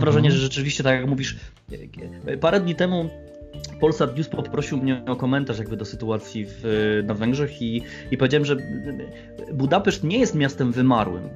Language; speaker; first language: Polish; native; Polish